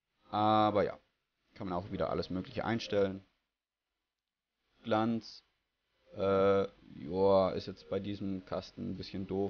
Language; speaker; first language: German; native; German